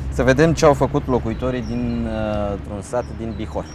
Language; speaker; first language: Romanian; native; Romanian